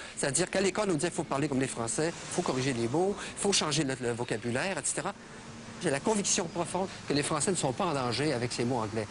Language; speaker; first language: French; native; French